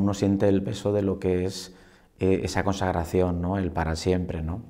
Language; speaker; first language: Spanish; native; Spanish